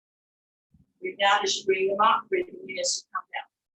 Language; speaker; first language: English; native; English